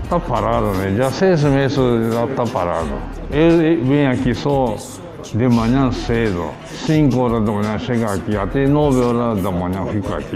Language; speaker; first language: Portuguese; non-native, fluent; Japanese